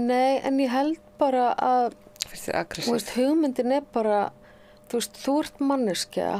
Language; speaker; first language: Icelandic; native; Icelandic